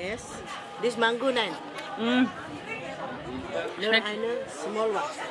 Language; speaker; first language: German; non-native, learner; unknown